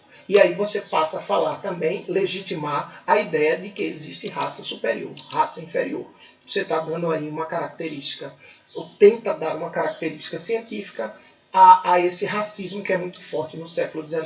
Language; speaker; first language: Portuguese; native; Portuguese